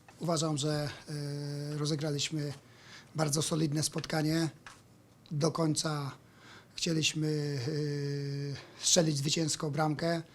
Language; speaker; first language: Polish; native; Polish